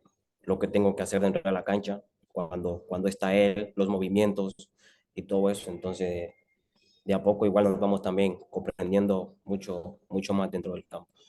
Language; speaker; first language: Spanish; native; Spanish